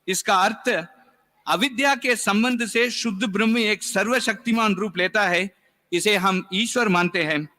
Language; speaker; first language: Hindi; non-native, local second language; Tamil